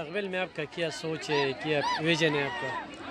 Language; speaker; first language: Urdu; non-native, local second language; Pashto